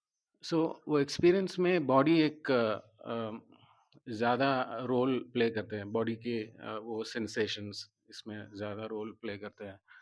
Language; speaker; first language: Hindi; non-native, learner; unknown